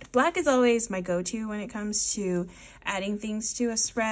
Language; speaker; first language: English; native; English